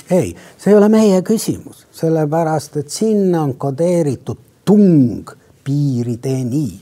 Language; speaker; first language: Estonian; non-native, local second language; Russian